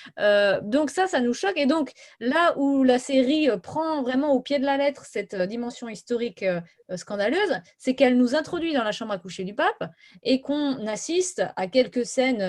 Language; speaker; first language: French; native; French